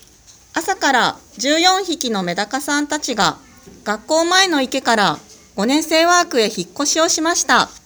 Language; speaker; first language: Japanese; native; Japanese